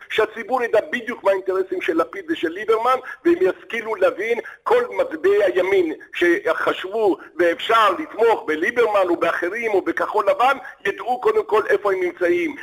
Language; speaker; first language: Hebrew; early bilingual, other home language; Arabic